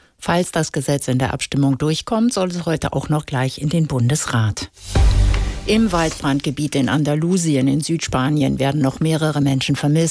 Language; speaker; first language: German; native; German